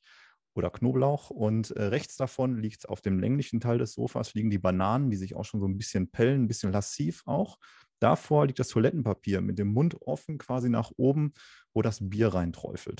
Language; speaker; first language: German; native; German